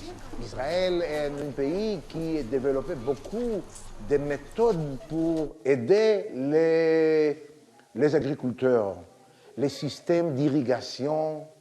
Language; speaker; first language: French; non-native, learner; Hebrew